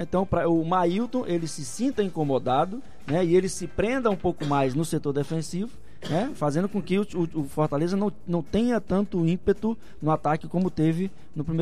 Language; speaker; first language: Portuguese; native; Portuguese